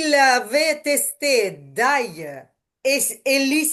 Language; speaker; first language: French; non-native, learner; Ukrainian